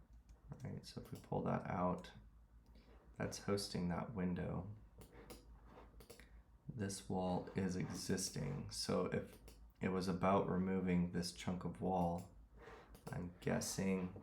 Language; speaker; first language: English; native; English